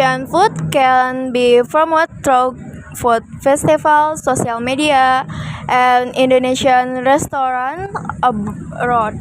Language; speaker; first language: English; non-native, learner; Indonesian